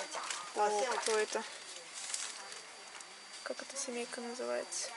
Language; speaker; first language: Russian; native; Russian